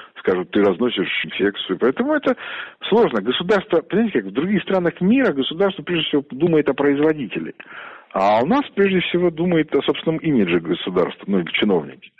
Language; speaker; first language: Russian; native; Russian